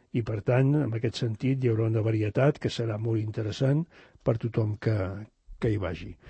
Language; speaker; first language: Catalan; native; Catalan